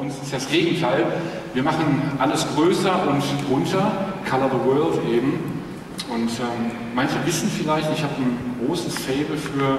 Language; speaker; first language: German; native; German